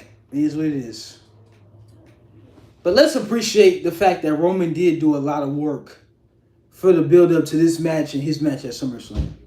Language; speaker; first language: English; native; English